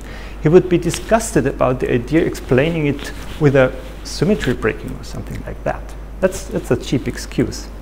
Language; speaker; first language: English; non-native, fluent; German